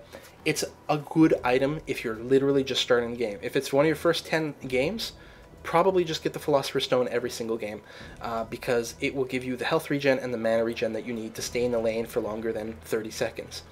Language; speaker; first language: English; native; English